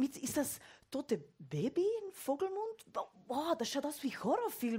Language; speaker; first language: German; native; German